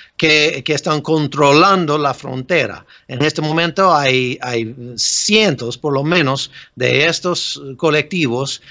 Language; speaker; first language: Spanish; non-native, fluent; English